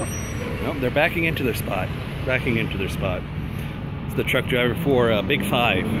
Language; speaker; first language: English; native; English